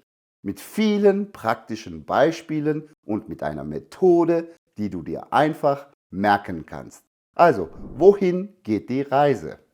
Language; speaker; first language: German; non-native, fluent; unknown